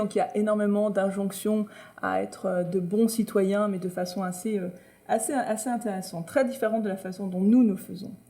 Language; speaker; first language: French; native; French